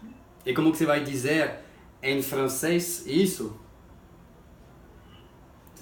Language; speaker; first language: Portuguese; non-native, fluent; French